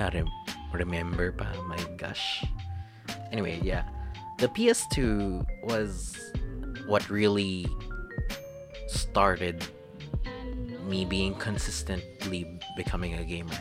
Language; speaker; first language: English; non-native, local second language; Filipino